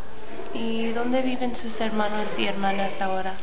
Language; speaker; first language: Spanish; early bilingual, other home language; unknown